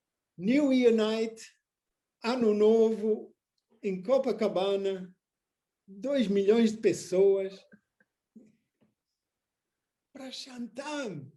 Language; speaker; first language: Portuguese; non-native, fluent; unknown